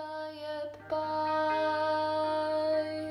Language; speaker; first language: Arabic; non-native, learner; English